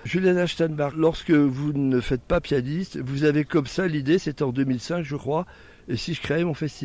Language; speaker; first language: French; native; French